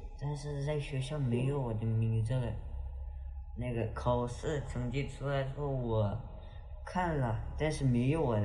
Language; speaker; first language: Chinese; non-native, local second language; Uyghur